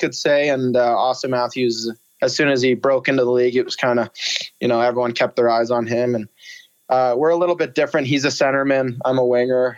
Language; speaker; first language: English; native; English